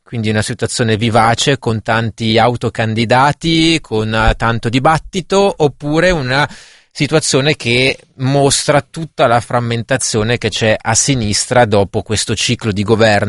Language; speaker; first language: Italian; native; Italian